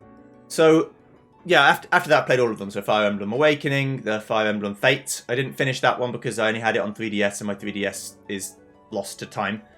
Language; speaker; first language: English; native; English